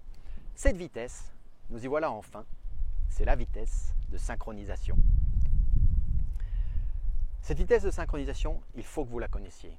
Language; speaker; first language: French; native; French